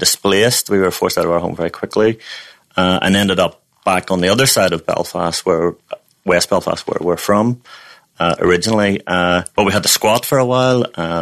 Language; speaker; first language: English; native; English